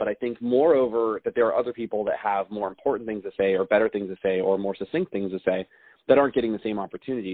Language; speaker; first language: English; native; English